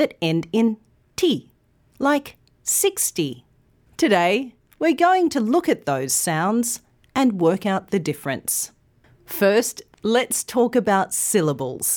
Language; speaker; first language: English; native; English